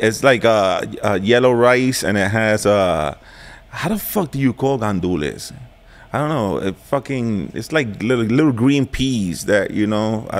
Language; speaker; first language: English; early bilingual, other home language; Spanish